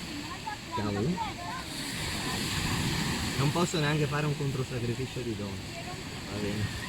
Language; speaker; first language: Italian; native; Italian